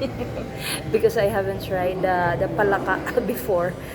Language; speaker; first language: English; non-native, learner; Filipino